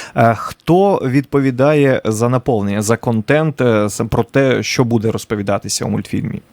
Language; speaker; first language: Ukrainian; native; Ukrainian